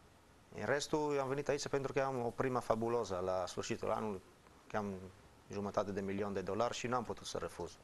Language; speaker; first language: Romanian; non-native, fluent; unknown